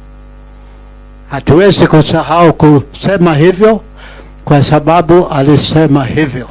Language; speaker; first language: Swahili; non-native, local second language; Kikuyu